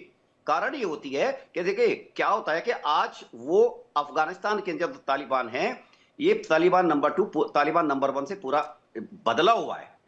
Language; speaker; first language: Hindi; native; Hindi